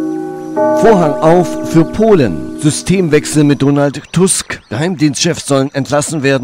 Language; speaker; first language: German; native; German